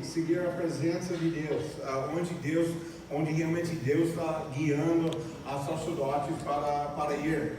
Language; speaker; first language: Portuguese; non-native, fluent; English